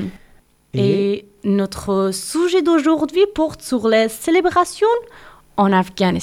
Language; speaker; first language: French; non-native, learner; Persian